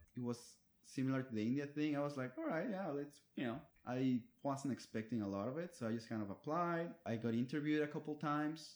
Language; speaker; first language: English; non-native, fluent; Spanish